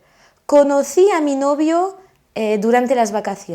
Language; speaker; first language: Spanish; non-native, fluent; French